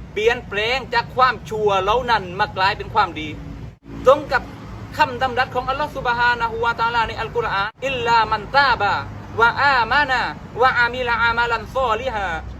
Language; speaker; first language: Thai; non-native, local second language; Malay